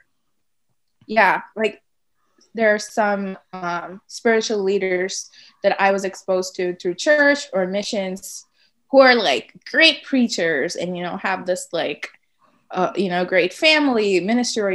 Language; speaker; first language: English; non-native, local second language; Tamil